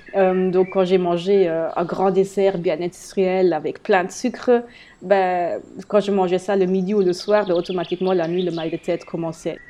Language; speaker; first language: French; non-native, fluent; German